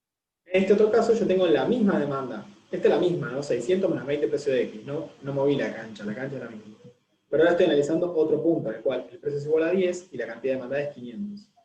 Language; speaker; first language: Spanish; native; Spanish